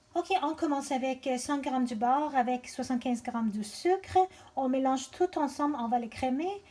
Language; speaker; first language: French; non-native, learner; Persian